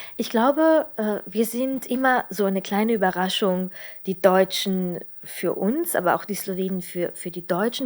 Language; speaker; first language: German; non-native, fluent; Slovenian